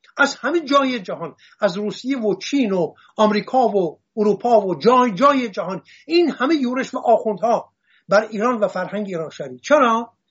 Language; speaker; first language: Persian; non-native, local second language; Assyrian Neo-Aramaic